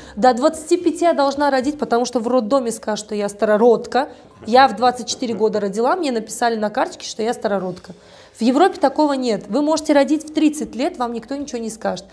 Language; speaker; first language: Russian; non-native, local second language; Tajik